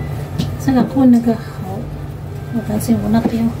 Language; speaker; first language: Chinese; non-native, learner; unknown